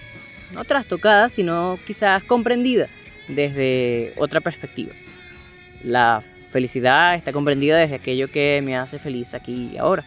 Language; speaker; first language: Spanish; native; Spanish